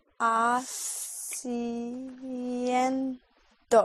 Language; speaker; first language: Spanish; non-native, learner; English